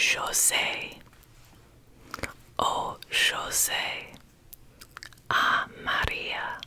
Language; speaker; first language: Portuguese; non-native, learner; English